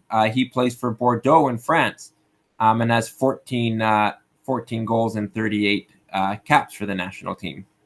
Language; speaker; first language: English; native; English